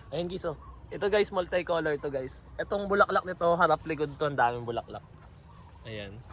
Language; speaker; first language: Filipino; native; Filipino